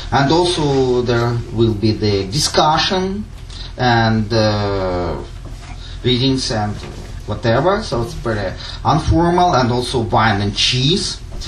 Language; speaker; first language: English; non-native, fluent; Russian